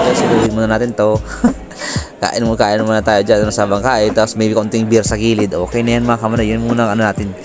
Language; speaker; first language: Filipino; non-native, local second language; Bikol